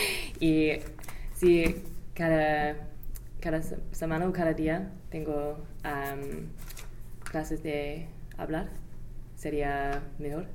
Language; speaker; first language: Spanish; non-native, fluent; English